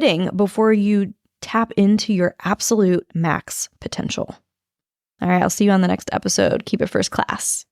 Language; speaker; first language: English; native; English